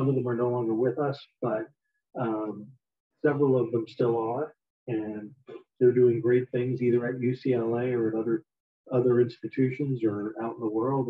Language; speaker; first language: English; native; English